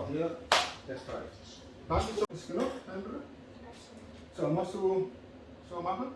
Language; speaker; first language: German; non-native, learner; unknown